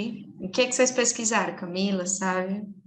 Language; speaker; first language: Portuguese; native; Portuguese